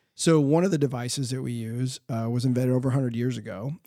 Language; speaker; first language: English; early bilingual, other home language; Spanish